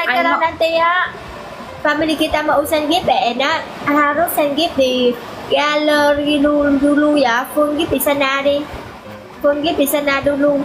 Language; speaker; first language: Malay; non-native, fluent; Vietnamese